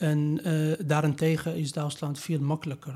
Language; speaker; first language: Dutch; non-native, fluent; Persian